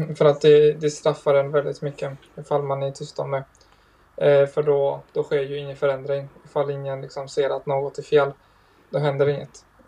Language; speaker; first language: Swedish; early bilingual, other home language; Arabic